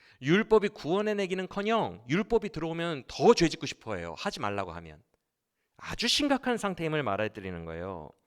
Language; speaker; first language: Korean; native; Korean